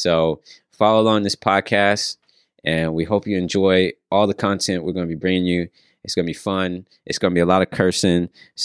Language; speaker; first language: English; native; English